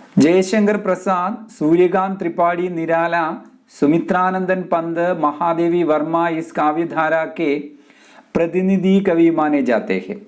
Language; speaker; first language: Hindi; non-native, local second language; Malayalam